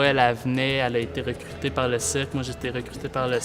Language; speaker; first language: French; native; French